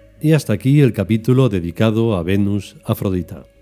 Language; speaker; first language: Spanish; native; Spanish